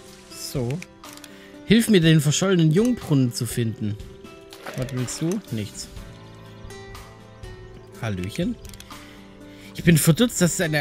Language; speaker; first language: German; native; German